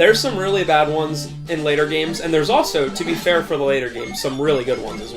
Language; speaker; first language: English; native; English